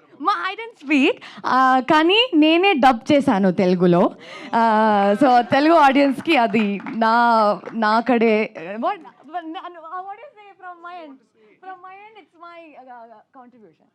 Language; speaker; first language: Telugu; non-native, local second language; Kannada